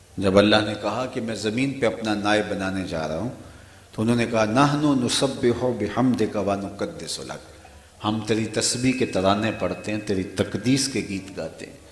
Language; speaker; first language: Urdu; non-native, local second language; Punjabi